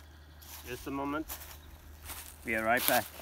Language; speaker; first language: English; non-native, fluent; Swedish